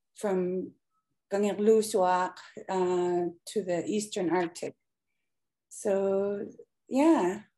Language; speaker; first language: English; native; English